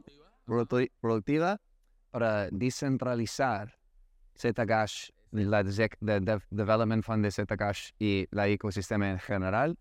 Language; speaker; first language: Spanish; non-native, learner; English